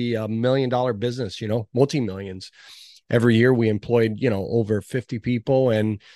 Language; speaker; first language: English; early bilingual, other home language; Portuguese